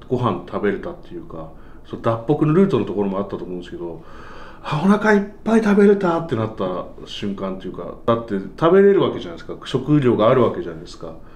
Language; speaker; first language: Japanese; native; Japanese